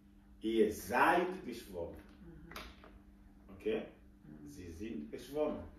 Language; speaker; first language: German; non-native, fluent; French